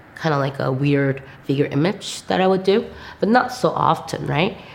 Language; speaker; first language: English; non-native, fluent; Korean